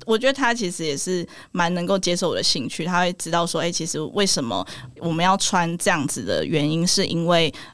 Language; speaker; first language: Chinese; native; Chinese